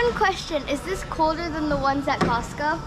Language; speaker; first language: English; native; English